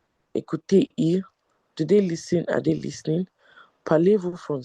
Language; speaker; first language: French; non-native, learner; English